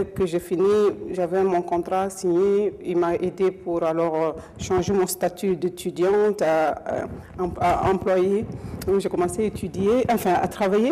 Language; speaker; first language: French; non-native, local second language; Mossi